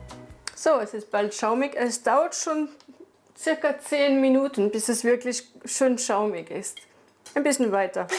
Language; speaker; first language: German; non-native, fluent; French